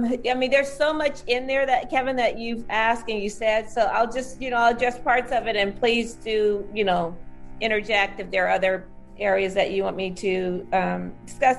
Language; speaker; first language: English; native; English